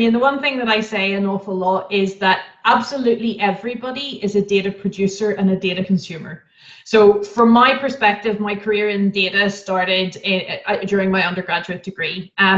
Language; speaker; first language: English; native; English